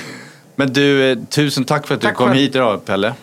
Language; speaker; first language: Swedish; native; Swedish